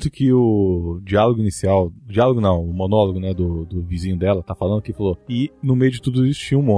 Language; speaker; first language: Portuguese; native; Portuguese